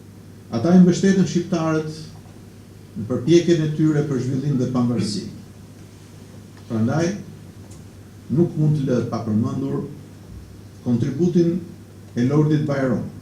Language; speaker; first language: Albanian; native; Albanian